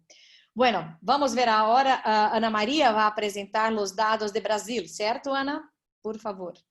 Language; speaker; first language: Portuguese; non-native, learner; Spanish